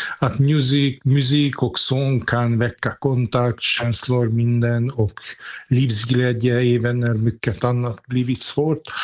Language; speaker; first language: Swedish; non-native, fluent; Hungarian